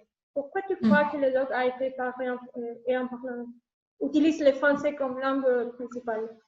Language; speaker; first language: French; non-native, learner; Spanish